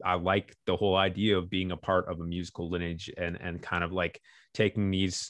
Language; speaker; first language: English; native; English